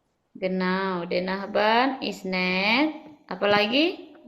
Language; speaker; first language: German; non-native, learner; Indonesian